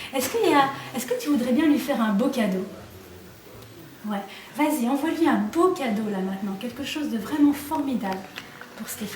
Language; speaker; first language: French; native; French